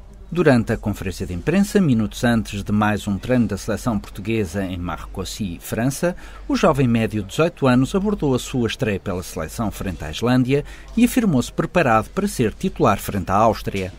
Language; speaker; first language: Portuguese; native; Portuguese